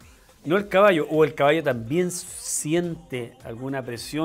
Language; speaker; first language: Spanish; native; Spanish